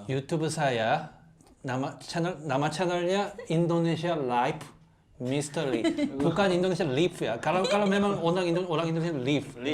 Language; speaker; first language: Indonesian; non-native, learner; Korean